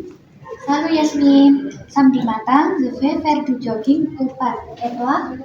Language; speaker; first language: French; non-native, learner; Indonesian